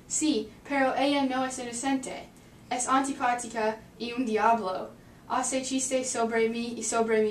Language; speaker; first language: Spanish; non-native, learner; English